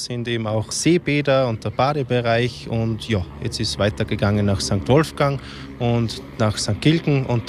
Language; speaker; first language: German; native; German